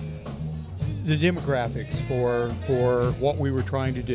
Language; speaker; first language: English; native; English